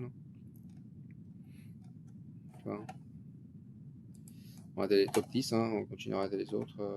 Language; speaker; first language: French; native; French